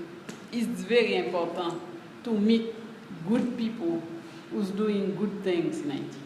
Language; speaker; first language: English; non-native, learner; Haitian Creole